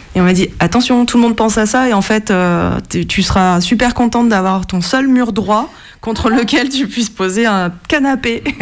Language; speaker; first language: French; native; French